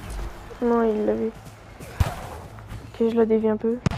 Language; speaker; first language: French; native; French